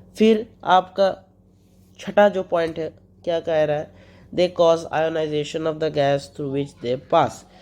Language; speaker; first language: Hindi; non-native, local second language; Bangla